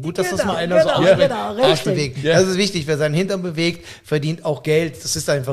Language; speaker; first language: German; native; German